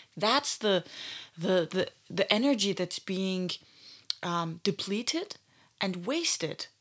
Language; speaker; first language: English; native; English